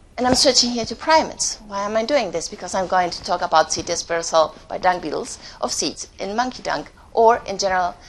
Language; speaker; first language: English; non-native, fluent; Spanish